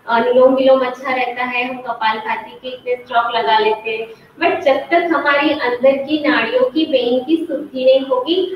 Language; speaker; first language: Hindi; non-native, local second language; Gujarati